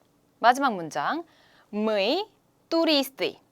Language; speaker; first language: Russian; non-native, fluent; Korean